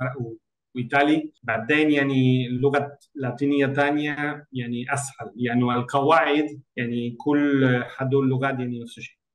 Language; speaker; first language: Arabic; non-native, learner; Spanish